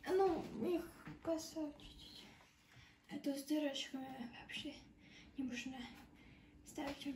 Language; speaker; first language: Russian; early bilingual, heritage; Russian